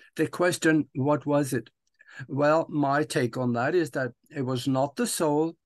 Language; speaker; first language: English; non-native, fluent; Norwegian